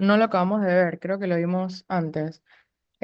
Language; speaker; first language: Spanish; native; Spanish